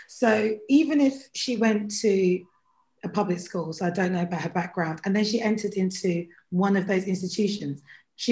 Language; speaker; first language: English; native; English